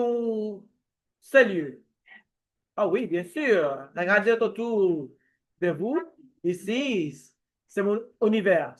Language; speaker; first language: French; non-native, learner; Spanish